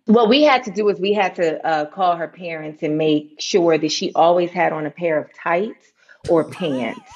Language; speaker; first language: English; native; English